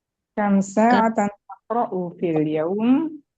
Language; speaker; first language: Arabic; non-native, learner; Indonesian